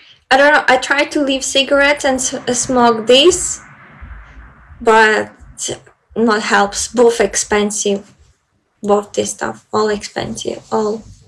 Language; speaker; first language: English; non-native, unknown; Ukrainian